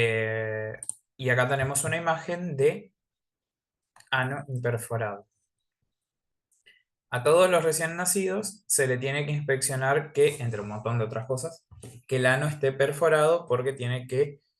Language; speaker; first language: Spanish; native; Spanish